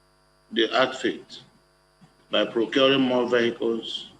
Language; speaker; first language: English; non-native, local second language; Igbo